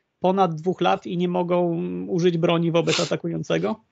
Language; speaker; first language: Polish; native; Polish